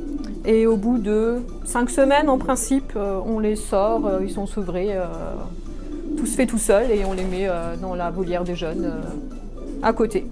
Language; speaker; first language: French; native; French